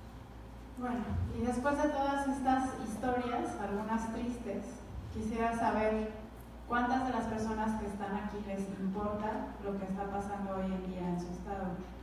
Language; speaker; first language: Spanish; native; Spanish